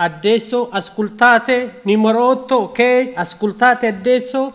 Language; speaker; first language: Italian; non-native, learner; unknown